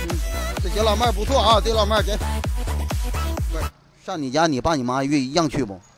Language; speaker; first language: Chinese; native; Chinese